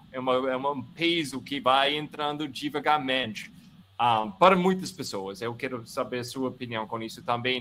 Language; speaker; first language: Portuguese; non-native, fluent; English